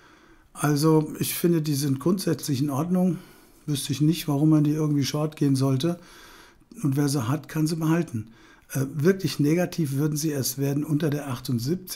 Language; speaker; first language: German; native; German